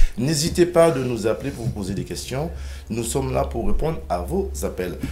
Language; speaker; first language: French; native; French